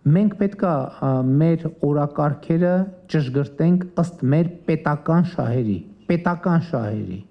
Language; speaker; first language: Armenian; native; Armenian